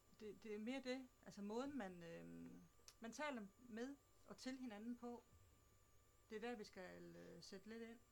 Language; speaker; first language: Danish; native; Danish